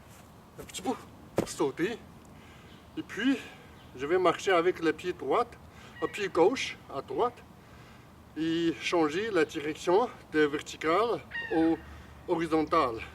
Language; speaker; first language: French; non-native, fluent; Chinese